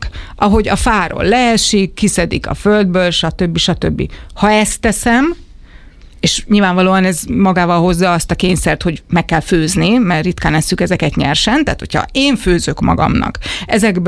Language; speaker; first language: Hungarian; native; Hungarian